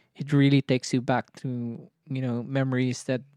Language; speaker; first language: English; non-native, local second language; Cebuano